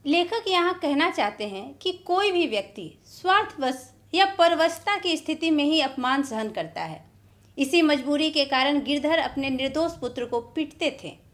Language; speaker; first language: Hindi; native; Hindi